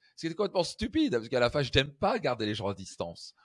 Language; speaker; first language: French; native; French